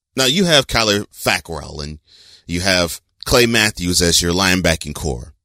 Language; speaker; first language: English; native; English